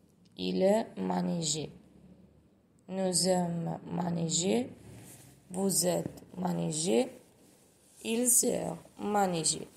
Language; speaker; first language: French; non-native, learner; Italian